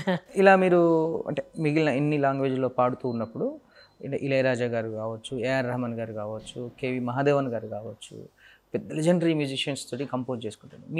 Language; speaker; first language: Telugu; native; Telugu